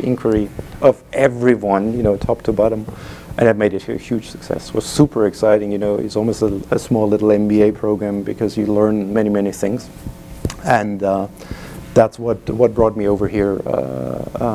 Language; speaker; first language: English; non-native, fluent; German